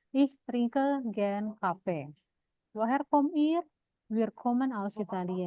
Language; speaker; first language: German; non-native, fluent; Indonesian